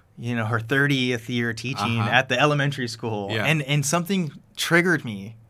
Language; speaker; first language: English; early bilingual, other home language; Spanish